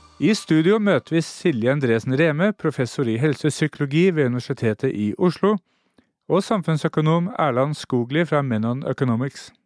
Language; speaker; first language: Norwegian; native; Norwegian